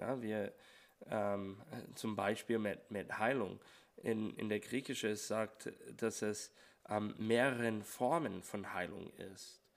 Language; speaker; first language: German; non-native, learner; English